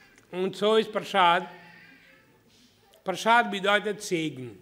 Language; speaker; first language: German; non-native, fluent; Hindi